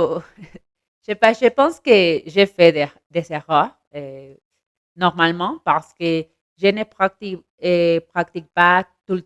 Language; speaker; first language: French; non-native, learner; Spanish